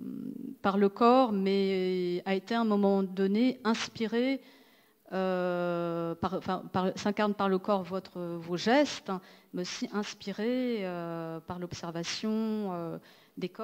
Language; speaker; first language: French; native; French